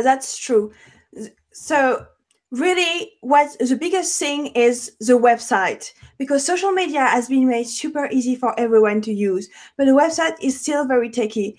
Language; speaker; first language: English; non-native, fluent; French